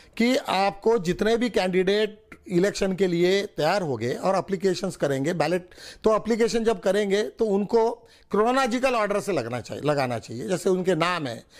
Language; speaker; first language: Hindi; non-native, local second language; Marathi